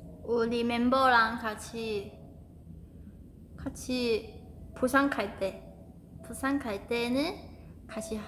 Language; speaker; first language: Korean; non-native, learner; Chinese